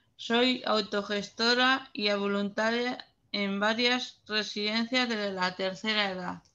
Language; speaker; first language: Spanish; native; Spanish